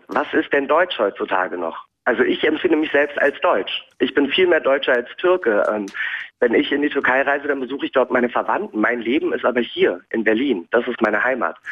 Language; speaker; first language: German; native; German